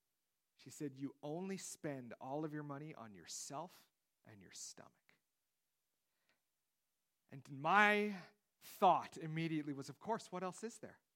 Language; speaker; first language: English; native; English